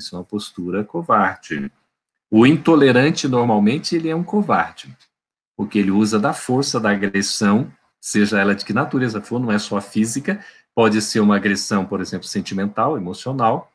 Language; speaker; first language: Portuguese; native; Portuguese